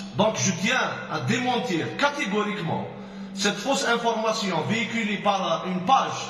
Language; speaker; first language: French; non-native, local second language; Arabic